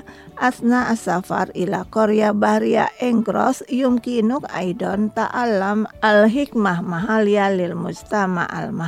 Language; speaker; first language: Arabic; non-native, learner; Indonesian